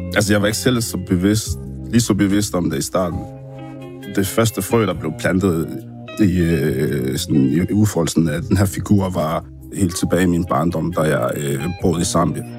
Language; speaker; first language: Danish; early bilingual, other home language; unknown